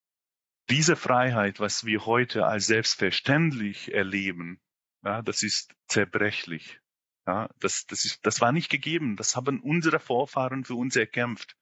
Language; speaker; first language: German; non-native, fluent; Hungarian